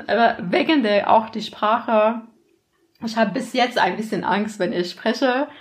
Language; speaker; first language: German; non-native, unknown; Arabic